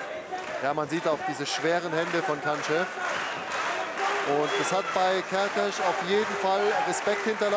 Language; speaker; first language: German; native; German